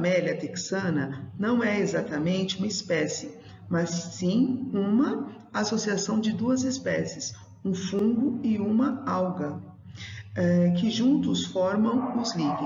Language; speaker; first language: Portuguese; native; Portuguese